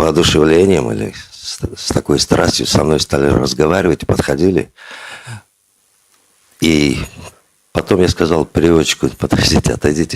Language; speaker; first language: Russian; non-native, local second language; Uzbek